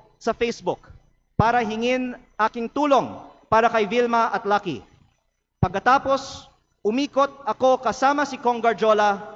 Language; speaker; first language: Filipino; native; Filipino